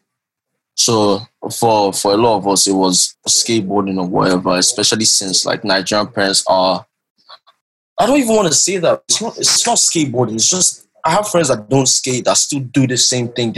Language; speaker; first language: English; non-native, local second language; Yoruba